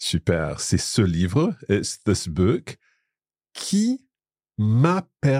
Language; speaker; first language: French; non-native, fluent; English